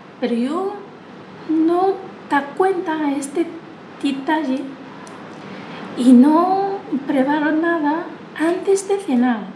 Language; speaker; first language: Spanish; non-native, learner; Chinese